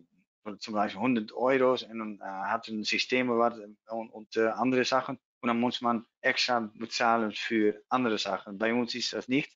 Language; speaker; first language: German; non-native, learner; Dutch